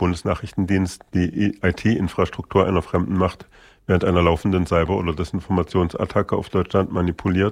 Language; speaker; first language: German; native; German